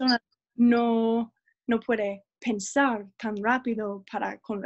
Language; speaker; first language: Spanish; non-native, learner; English